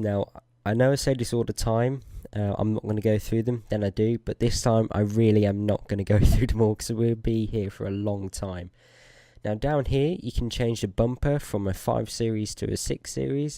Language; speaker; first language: English; native; English